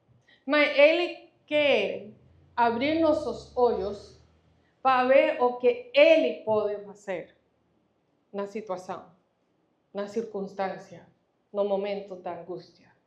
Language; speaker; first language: Portuguese; non-native, fluent; Spanish